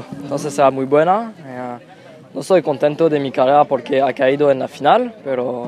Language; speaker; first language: Spanish; non-native, learner; French